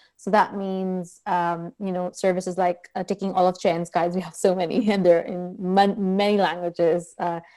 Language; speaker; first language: English; non-native, local second language; Urdu